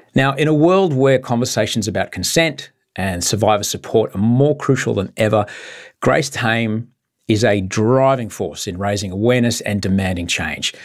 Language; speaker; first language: English; native; English